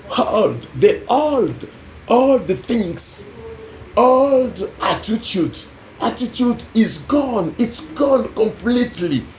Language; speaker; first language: English; non-native, local second language; Swahili